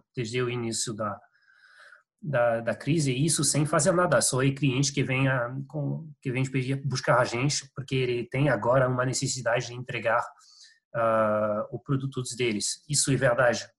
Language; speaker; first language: Portuguese; non-native, fluent; French